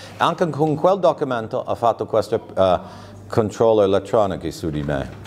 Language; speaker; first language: Italian; non-native, fluent; English